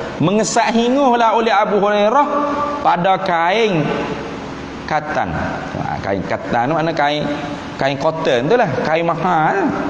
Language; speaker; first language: Malay; native; Malay